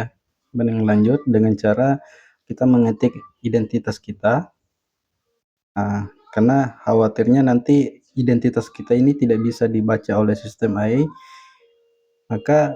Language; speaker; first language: Indonesian; native; Indonesian